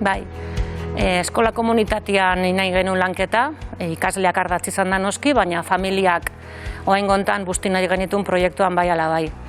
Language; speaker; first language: Basque; native; Basque